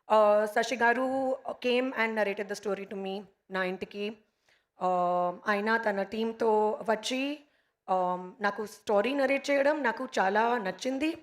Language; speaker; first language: Telugu; non-native, learner; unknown